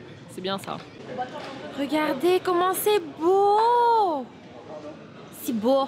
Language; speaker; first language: French; native; French